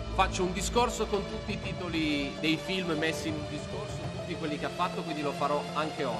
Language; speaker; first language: Italian; native; Italian